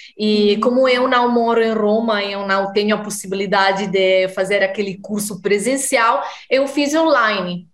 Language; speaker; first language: Portuguese; non-native, fluent; Italian